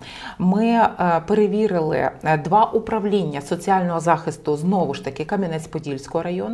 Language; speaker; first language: Ukrainian; native; Ukrainian